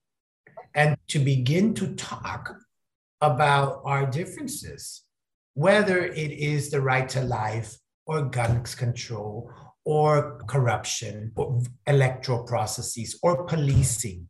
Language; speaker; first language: English; native; English